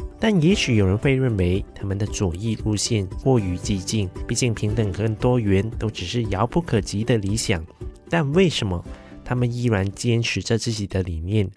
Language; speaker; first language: Chinese; native; Chinese